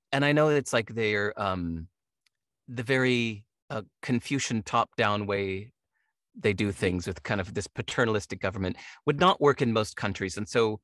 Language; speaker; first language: English; native; English